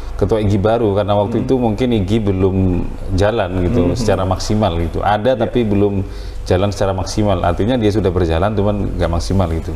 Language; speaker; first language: Indonesian; non-native, local second language; Madurese